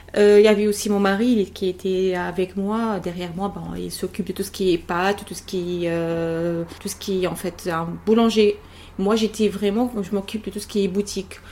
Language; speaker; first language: French; non-native, local second language; Arabic